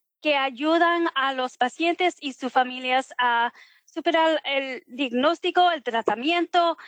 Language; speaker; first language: Spanish; early bilingual, heritage; Spanish